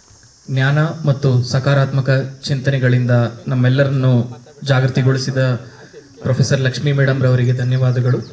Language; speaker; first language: Kannada; native; Kannada